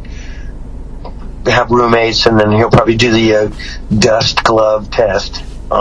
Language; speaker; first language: English; native; English